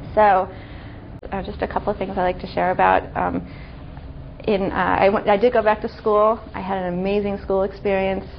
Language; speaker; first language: English; native; English